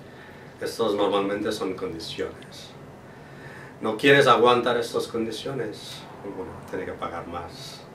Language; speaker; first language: Spanish; non-native, fluent; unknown